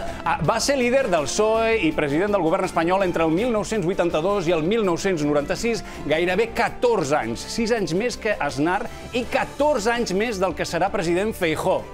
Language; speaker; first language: Catalan; native; Catalan